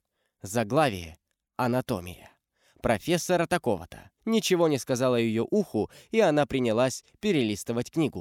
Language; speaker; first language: Russian; native; Russian